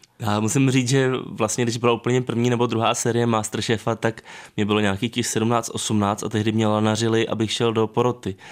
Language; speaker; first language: Czech; native; Czech